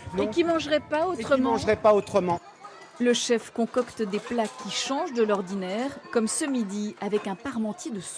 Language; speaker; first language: French; native; French